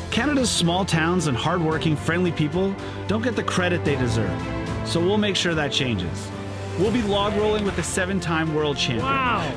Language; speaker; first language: English; native; English